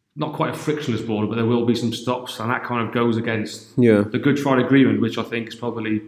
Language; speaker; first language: English; native; English